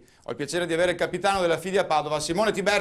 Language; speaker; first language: Italian; native; Italian